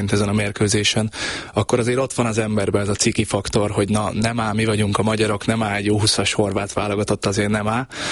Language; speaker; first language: Hungarian; native; Hungarian